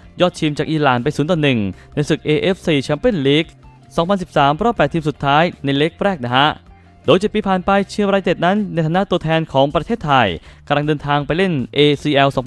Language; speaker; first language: Thai; native; Thai